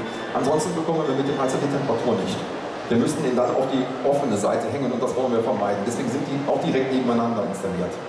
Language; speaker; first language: German; native; German